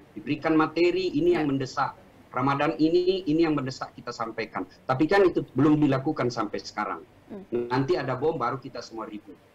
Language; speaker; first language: Indonesian; non-native, local second language; Buginese